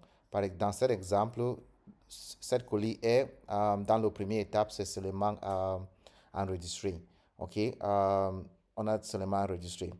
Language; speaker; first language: French; non-native, fluent; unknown